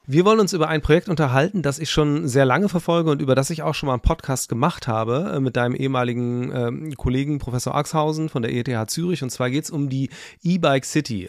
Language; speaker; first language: German; native; German